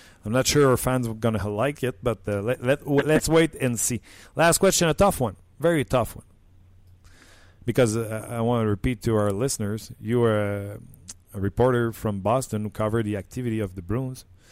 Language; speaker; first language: English; non-native, fluent; French